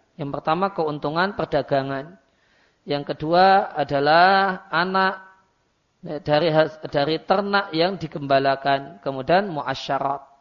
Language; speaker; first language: Indonesian; non-native, local second language; Javanese